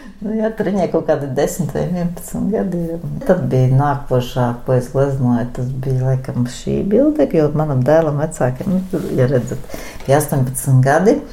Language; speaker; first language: Latvian; native; Latvian